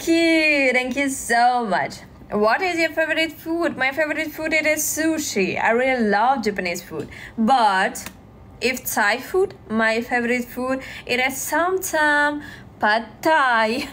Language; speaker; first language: English; non-native, learner; Russian